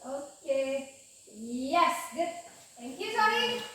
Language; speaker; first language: English; non-native, learner; Indonesian